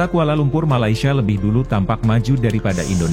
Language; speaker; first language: Indonesian; native; Indonesian